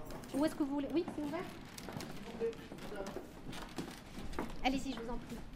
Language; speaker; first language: French; native; French